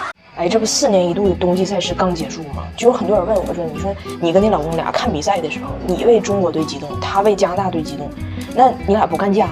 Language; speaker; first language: Chinese; native; Chinese